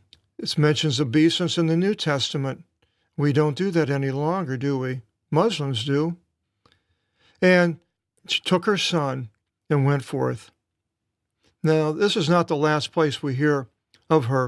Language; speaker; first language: English; native; English